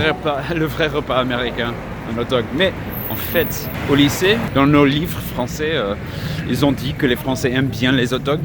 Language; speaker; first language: French; non-native, fluent; English